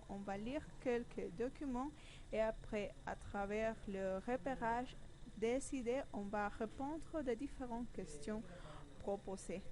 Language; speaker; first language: French; non-native, fluent; Spanish